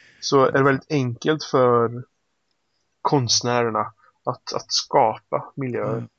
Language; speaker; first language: Swedish; native; Swedish